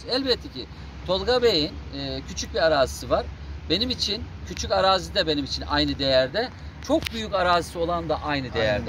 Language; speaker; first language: Turkish; native; Turkish